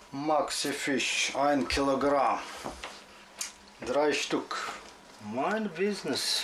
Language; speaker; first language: German; non-native, learner; Russian